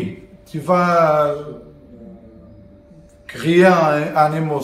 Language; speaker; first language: French; non-native, learner; Portuguese